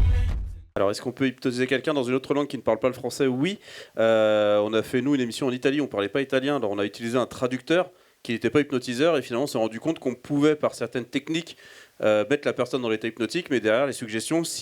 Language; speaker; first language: French; native; French